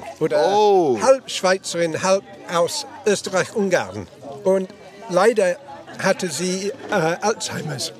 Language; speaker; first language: German; non-native, learner; English